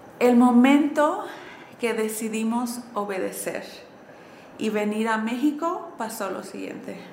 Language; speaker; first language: Spanish; early bilingual, heritage; Spanish